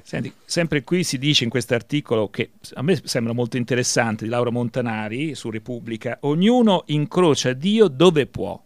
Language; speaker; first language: Italian; native; Italian